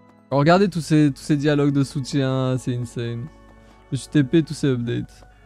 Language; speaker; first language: French; native; French